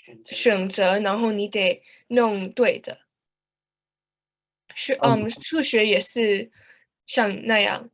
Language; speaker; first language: Chinese; early bilingual, heritage; Chinese